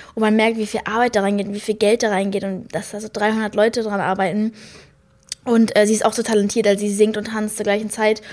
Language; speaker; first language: German; native; German